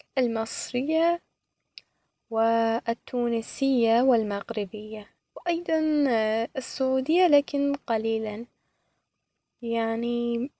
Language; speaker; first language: Arabic; non-native, fluent; Persian